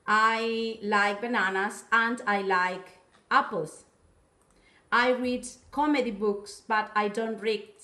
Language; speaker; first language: English; non-native, fluent; Spanish